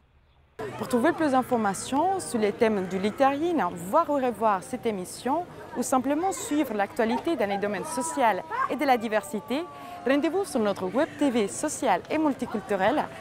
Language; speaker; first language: French; native; French